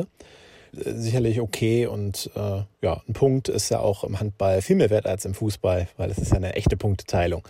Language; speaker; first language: German; native; German